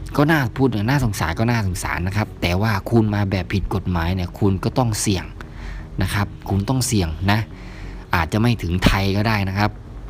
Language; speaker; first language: Thai; native; Thai